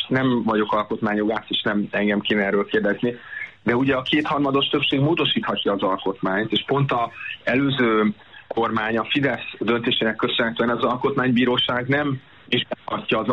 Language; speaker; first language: Hungarian; native; Hungarian